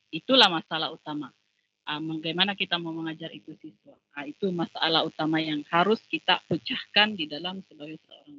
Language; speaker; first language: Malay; non-native, local second language; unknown